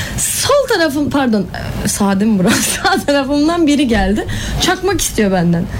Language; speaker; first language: Turkish; early bilingual, heritage; Turkish